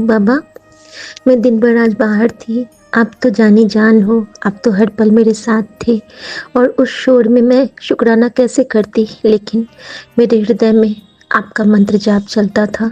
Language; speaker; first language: Hindi; native; Hindi